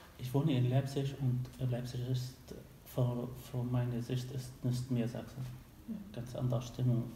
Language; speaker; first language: German; non-native, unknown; Arabic